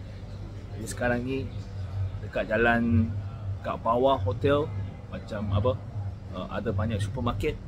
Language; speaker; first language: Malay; non-native, fluent; Korean